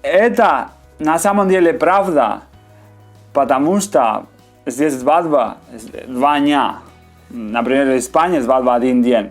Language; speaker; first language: Russian; non-native, learner; Spanish